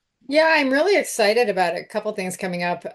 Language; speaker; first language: English; native; English